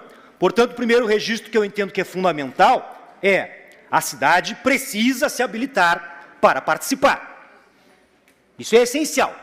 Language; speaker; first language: Portuguese; native; Portuguese